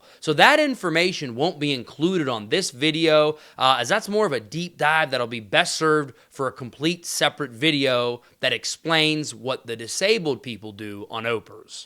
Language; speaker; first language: English; native; English